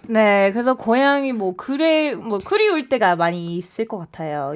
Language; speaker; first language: Korean; non-native, fluent; English